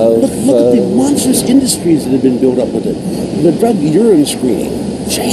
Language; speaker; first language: English; native; English